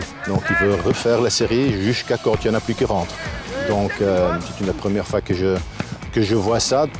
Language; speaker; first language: French; native; French